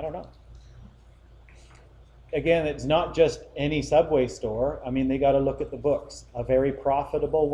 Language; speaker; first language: English; native; English